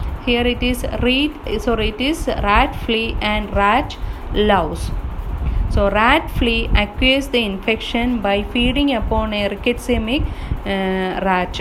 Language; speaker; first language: English; non-native, local second language; Malayalam